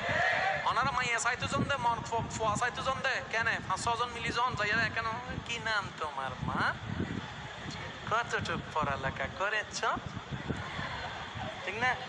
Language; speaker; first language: Bangla; non-native, local second language; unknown